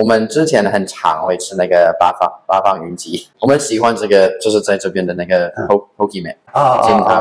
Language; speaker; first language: Chinese; non-native, fluent; English